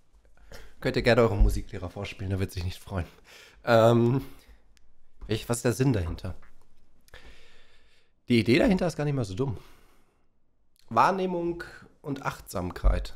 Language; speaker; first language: German; native; German